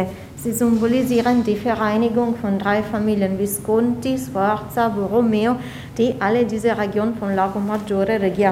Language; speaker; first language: German; non-native, fluent; Italian